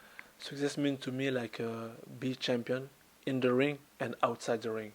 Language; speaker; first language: English; non-native, learner; French